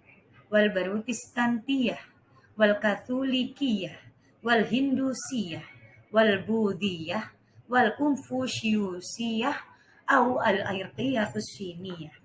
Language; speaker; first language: Arabic; non-native, fluent; Indonesian